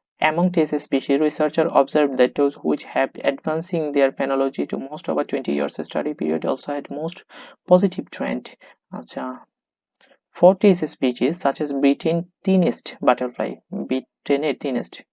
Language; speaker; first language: English; non-native, local second language; Bangla